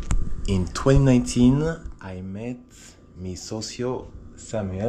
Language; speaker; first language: English; non-native, fluent; Spanish